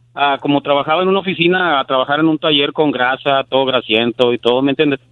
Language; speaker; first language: Spanish; native; Spanish